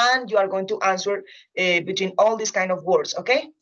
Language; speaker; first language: English; non-native, fluent; Spanish